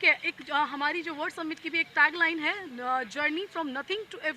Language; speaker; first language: Hindi; native; Hindi